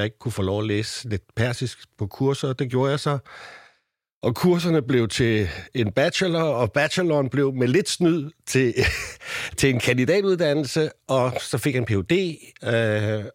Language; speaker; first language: Danish; native; Danish